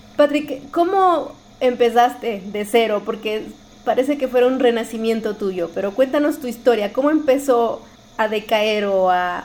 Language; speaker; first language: Spanish; native; Spanish